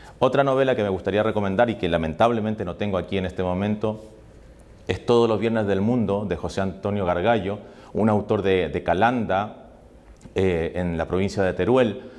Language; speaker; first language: Spanish; native; Spanish